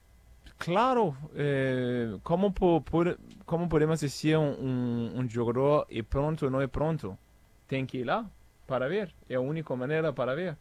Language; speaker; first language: Portuguese; non-native, fluent; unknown